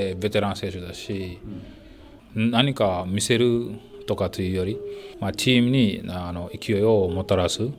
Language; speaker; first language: Japanese; non-native, fluent; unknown